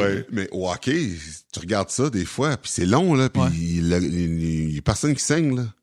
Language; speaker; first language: French; native; French